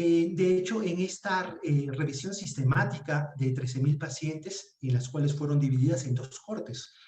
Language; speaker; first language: Spanish; native; Spanish